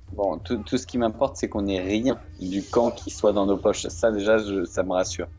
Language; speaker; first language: French; native; French